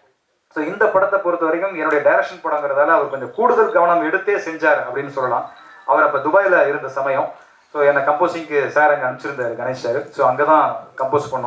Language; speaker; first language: Tamil; native; Tamil